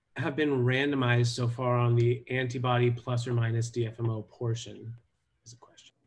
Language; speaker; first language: English; native; English